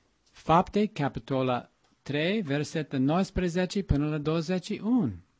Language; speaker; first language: Romanian; non-native, learner; English